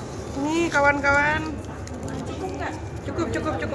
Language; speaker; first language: Indonesian; native; Indonesian